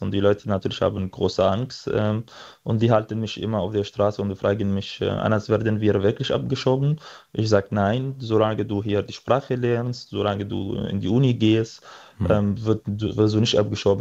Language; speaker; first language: German; non-native, fluent; Arabic